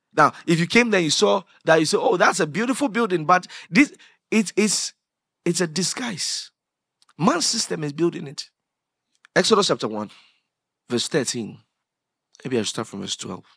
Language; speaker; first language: English; non-native, local second language; Akan